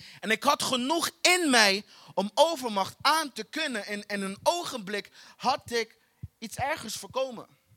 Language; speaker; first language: Dutch; non-native, fluent; Portuguese